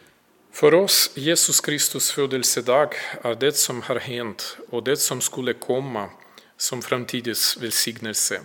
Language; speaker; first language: Swedish; non-native, fluent; Russian